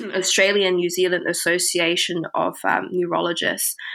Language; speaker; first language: English; early bilingual, other home language; Chinese